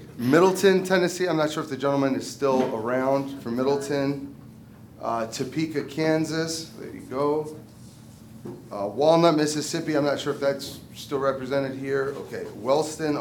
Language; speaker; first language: English; native; English